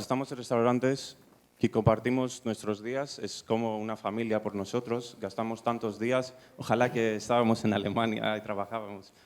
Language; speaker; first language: Spanish; non-native, fluent; Greek